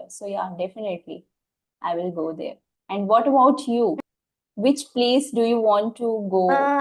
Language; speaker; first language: English; non-native, fluent; Hindi